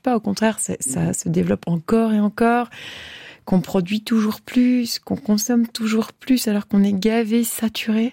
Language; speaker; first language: French; native; French